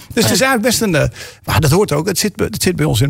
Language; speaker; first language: Dutch; native; Dutch